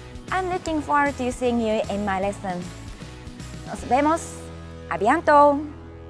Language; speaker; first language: English; non-native, fluent; Japanese